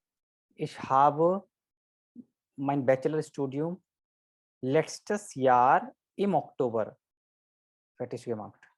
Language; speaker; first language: German; non-native, fluent; Hindi